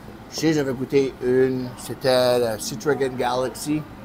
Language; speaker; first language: French; native; French